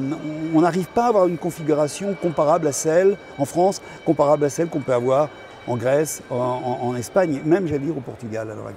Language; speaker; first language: French; native; French